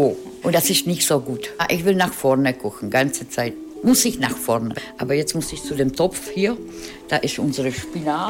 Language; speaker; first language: German; non-native, fluent; Czech